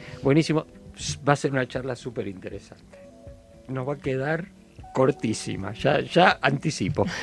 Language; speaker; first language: Spanish; native; Spanish